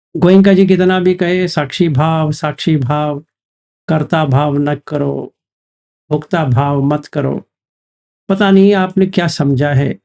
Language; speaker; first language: Hindi; native; Hindi